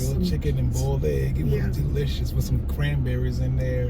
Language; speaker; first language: English; native; English